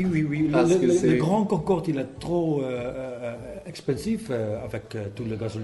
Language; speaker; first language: French; non-native, learner; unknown